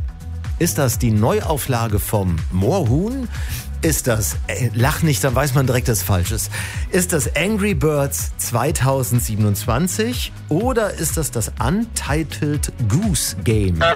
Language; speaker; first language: German; native; German